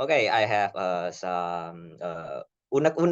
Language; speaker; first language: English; non-native, learner; Indonesian